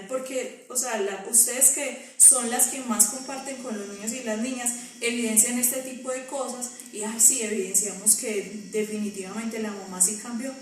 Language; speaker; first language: Spanish; native; Spanish